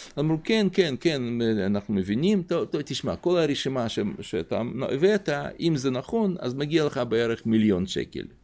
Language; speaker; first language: Hebrew; non-native, fluent; Russian